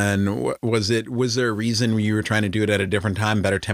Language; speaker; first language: English; native; English